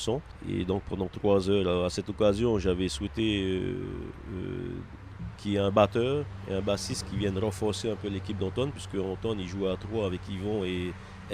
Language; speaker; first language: French; native; French